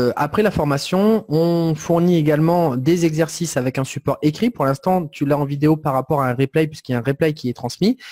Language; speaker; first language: French; native; French